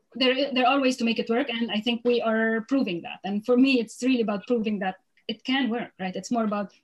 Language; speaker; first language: English; non-native, fluent; Arabic